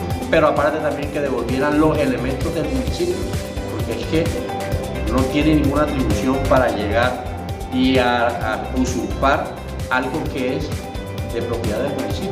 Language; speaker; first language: Spanish; native; Spanish